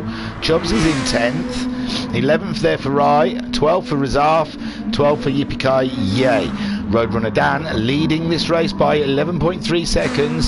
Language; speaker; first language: English; native; English